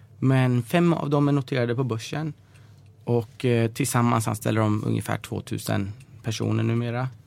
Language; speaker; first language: Swedish; early bilingual, other home language; Persian